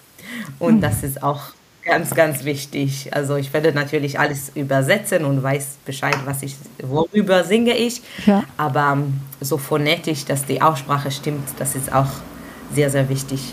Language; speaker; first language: German; non-native, fluent; Hebrew